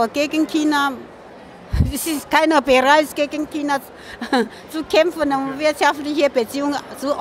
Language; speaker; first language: German; non-native, fluent; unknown